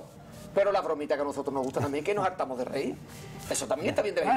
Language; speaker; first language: Spanish; native; Spanish